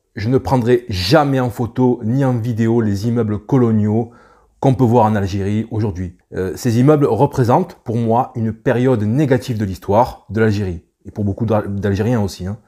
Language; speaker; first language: French; native; French